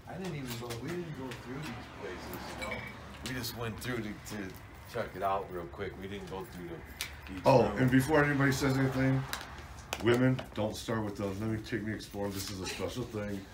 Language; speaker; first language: English; native; English